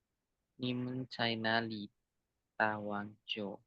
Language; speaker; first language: Chinese; non-native, learner; Indonesian